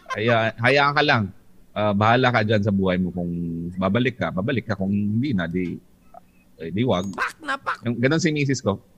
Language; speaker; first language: Filipino; non-native, local second language; Hiligaynon